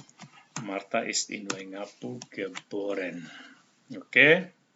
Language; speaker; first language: German; non-native, fluent; Indonesian